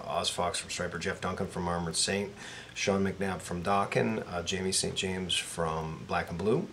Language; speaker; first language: English; native; English